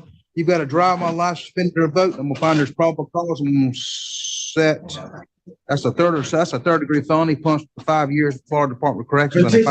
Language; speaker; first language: English; native; English